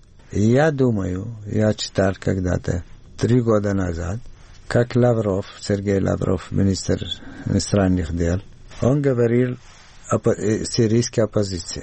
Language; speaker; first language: Russian; non-native, learner; Arabic